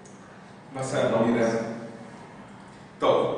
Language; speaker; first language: Spanish; non-native, fluent; Portuguese